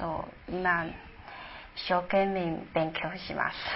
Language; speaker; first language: Japanese; non-native, learner; Chinese